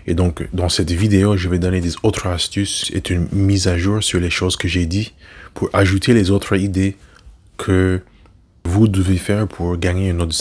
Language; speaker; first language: French; non-native, learner; English